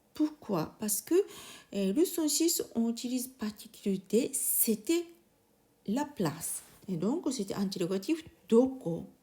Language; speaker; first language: French; non-native, learner; Japanese